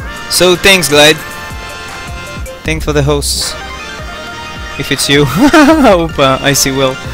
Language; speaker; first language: English; non-native, learner; French